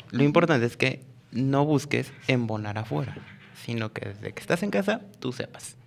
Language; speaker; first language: Spanish; native; Spanish